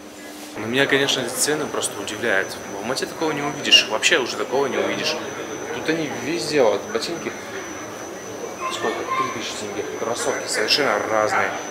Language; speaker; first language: Russian; native; Russian